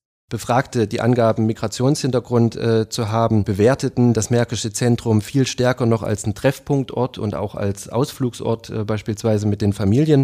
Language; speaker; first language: German; native; German